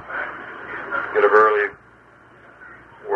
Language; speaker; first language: English; early bilingual, other home language; Spanish